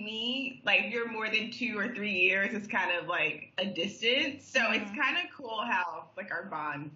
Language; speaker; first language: English; native; English